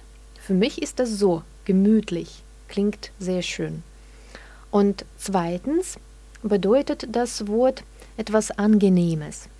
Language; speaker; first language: German; non-native, fluent; Russian